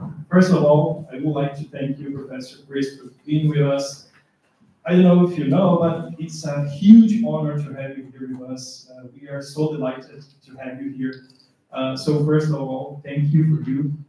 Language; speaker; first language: English; non-native, fluent; Portuguese